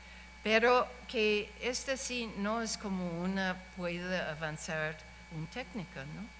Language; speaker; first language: Spanish; non-native, fluent; English